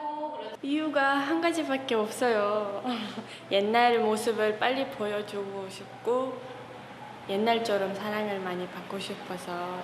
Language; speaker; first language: Korean; non-native, fluent; Uzbek